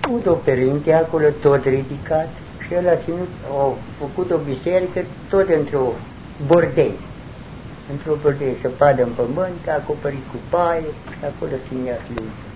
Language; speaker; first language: Romanian; non-native, local second language; German